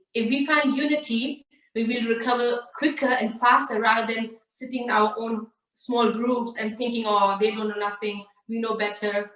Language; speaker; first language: English; early bilingual, other home language; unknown